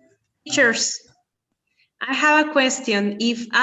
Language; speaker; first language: English; non-native, learner; Spanish